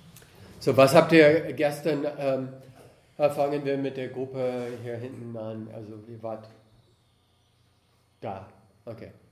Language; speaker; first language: German; non-native, fluent; English